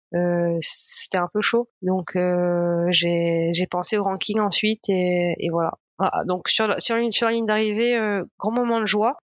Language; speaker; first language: French; non-native, local second language; Morisyen